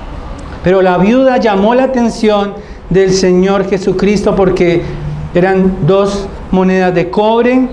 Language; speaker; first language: Spanish; native; Spanish